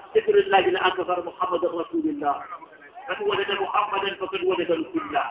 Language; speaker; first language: Arabic; non-native, fluent; Hausa